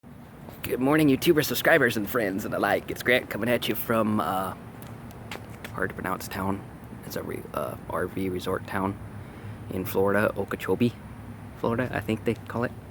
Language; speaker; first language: English; native; English